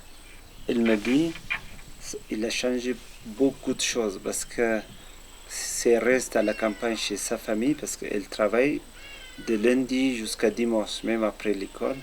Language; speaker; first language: French; non-native, fluent; Amharic